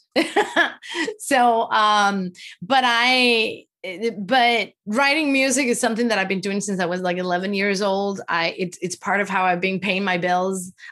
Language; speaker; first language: English; non-native, fluent; Spanish